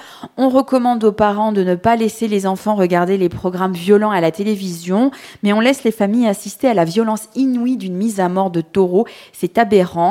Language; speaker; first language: French; native; French